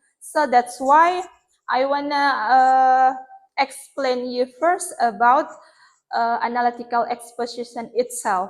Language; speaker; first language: English; non-native, learner; Indonesian